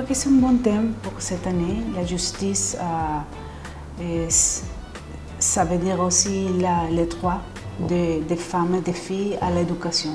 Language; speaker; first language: French; non-native, fluent; Spanish